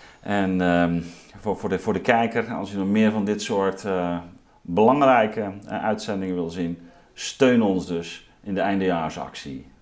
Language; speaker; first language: Dutch; native; Dutch